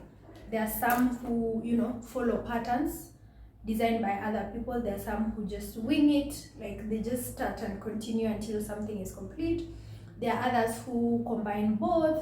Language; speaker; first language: English; non-native, local second language; Swahili